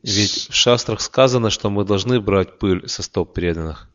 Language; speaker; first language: Russian; native; Russian